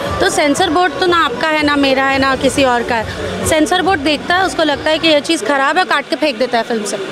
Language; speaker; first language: Hindi; native; Hindi